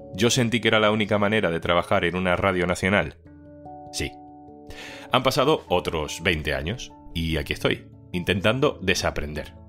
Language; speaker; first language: Spanish; native; Spanish